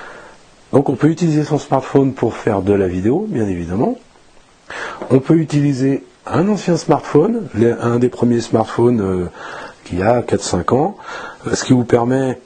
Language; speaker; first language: French; native; French